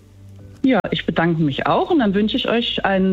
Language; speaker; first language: German; native; German